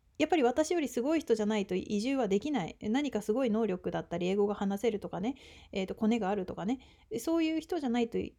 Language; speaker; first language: Japanese; native; Japanese